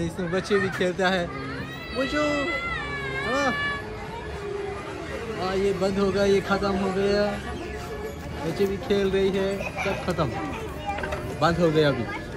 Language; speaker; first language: Hindi; non-native, learner; Bangla